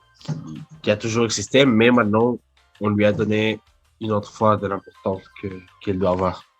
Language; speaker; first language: French; non-native, learner; Spanish